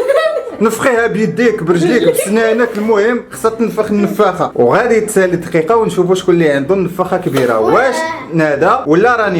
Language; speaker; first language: Arabic; native; Arabic